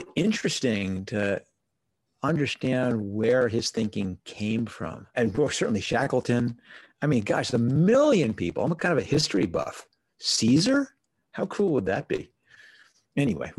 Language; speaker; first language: English; native; English